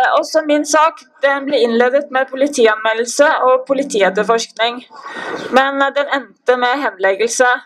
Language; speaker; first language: Norwegian; native; Norwegian